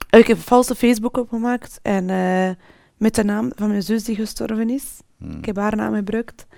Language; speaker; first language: Dutch; early bilingual, other home language; Arabic